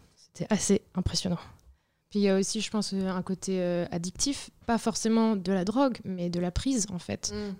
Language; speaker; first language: French; native; French